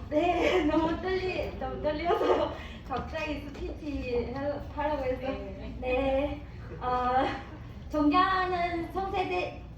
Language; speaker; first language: Korean; non-native, learner; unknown